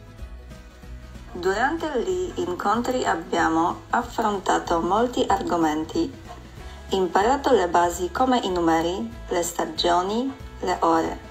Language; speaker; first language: Italian; non-native, fluent; Polish